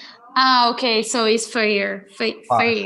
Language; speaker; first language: English; non-native, learner; Portuguese